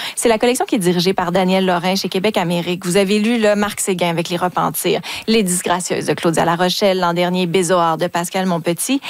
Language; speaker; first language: French; native; French